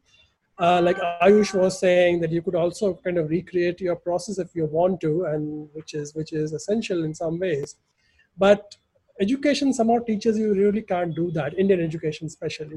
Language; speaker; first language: English; non-native, local second language; Gujarati